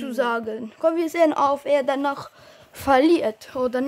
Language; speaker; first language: German; non-native, learner; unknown